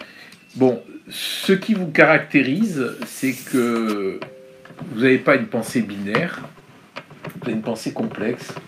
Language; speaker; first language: French; native; French